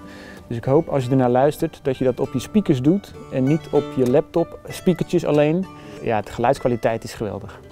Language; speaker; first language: Dutch; native; Dutch